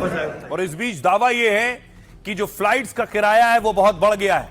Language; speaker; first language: Hindi; native; Hindi